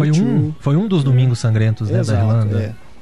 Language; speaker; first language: Portuguese; native; Portuguese